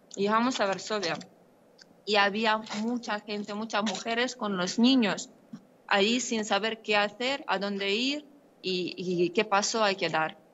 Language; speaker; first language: Spanish; non-native, fluent; Ukrainian